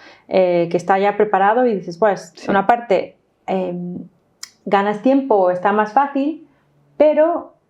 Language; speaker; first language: Spanish; non-native, fluent; English